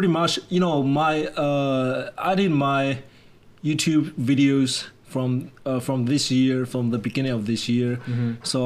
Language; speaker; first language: English; non-native, fluent; Chinese